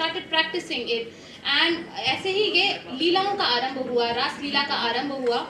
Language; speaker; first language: Hindi; native; Hindi